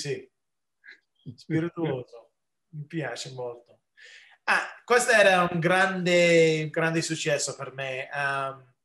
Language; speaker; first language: Italian; early bilingual, heritage; English